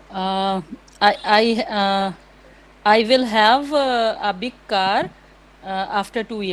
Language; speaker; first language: English; non-native, learner; Hindi